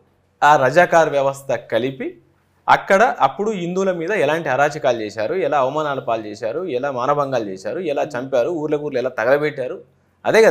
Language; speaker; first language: Telugu; native; Telugu